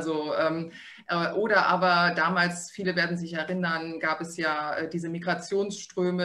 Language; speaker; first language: German; native; German